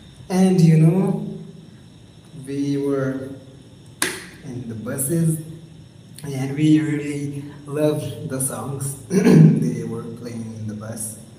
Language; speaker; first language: English; non-native, local second language; Hindi